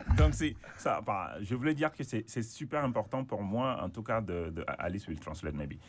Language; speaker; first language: French; non-native, local second language; Ewe